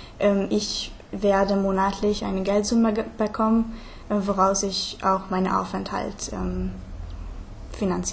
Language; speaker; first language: German; non-native, fluent; Hungarian